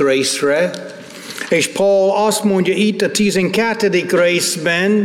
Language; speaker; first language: Hungarian; non-native, fluent; English